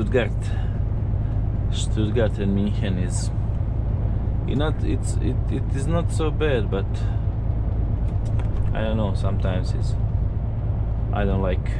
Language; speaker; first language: English; non-native, learner; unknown